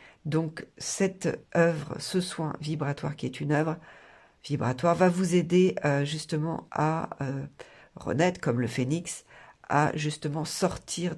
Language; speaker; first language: French; native; French